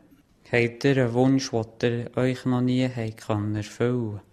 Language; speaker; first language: German; native; German